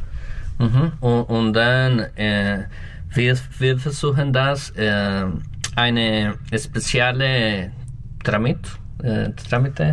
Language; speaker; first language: German; non-native, learner; Spanish